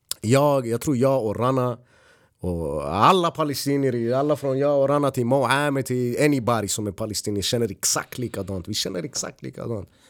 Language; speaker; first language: Swedish; early bilingual, other home language; Arabic